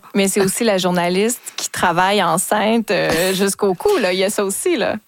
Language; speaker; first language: French; native; French